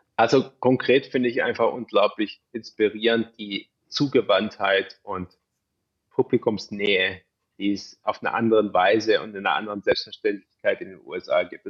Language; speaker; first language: German; early bilingual, other home language; English